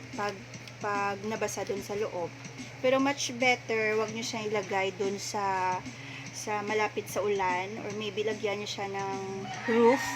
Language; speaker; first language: Filipino; non-native, local second language; Hiligaynon